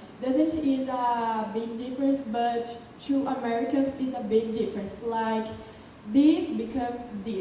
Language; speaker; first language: English; non-native, learner; Portuguese